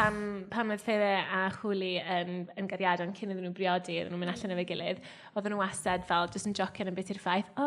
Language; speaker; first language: Welsh; native; Welsh